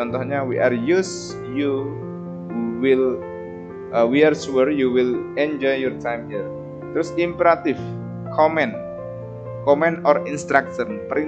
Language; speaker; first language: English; non-native, fluent; Indonesian